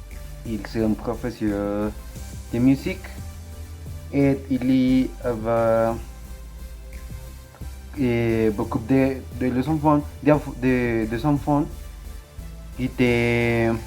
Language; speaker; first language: French; non-native, learner; Spanish